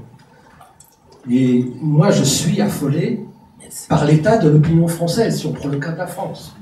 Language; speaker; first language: French; native; French